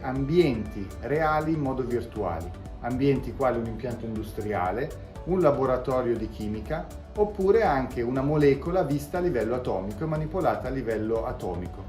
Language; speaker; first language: Italian; native; Italian